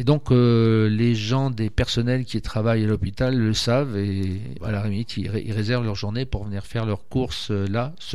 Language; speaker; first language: French; native; French